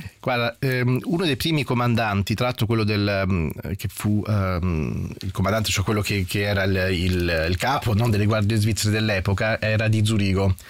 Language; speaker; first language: Italian; early bilingual, heritage; German